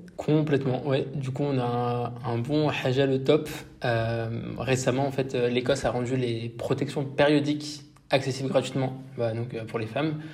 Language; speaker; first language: French; native; French